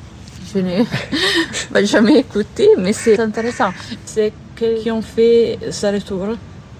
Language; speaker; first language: French; non-native, learner; Italian